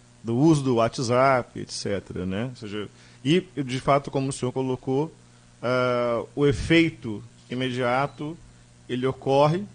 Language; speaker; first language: Portuguese; native; Portuguese